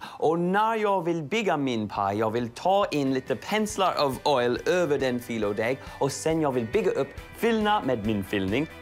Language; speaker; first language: Swedish; non-native, learner; English